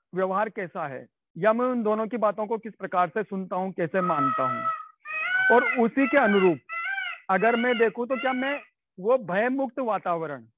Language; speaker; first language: Hindi; native; Hindi